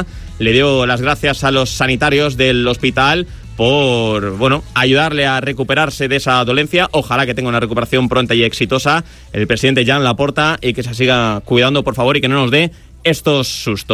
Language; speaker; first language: Spanish; native; Spanish